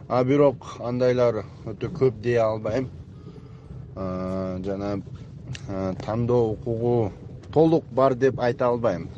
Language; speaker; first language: Kyrgyz; non-native, local second language; Uzbek